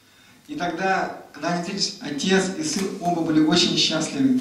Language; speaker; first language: Russian; native; Russian